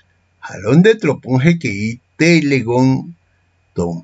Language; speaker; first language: Greek; non-native, fluent; Spanish